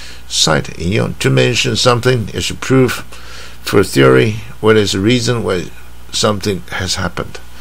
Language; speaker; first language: English; non-native, fluent; Chinese